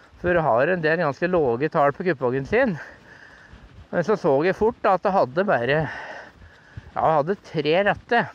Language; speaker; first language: Norwegian; native; Norwegian